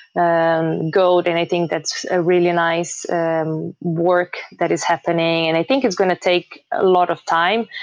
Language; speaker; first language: English; early bilingual, heritage; Portuguese